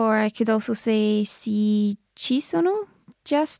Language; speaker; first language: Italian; non-native, learner; English